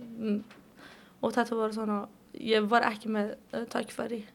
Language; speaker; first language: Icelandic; non-native, learner; Persian